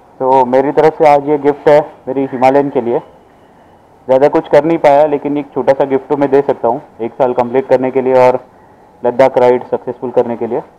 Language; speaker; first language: Hindi; non-native, local second language; Marathi